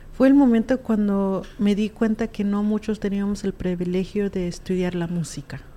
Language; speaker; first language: Spanish; early bilingual, heritage; Spanish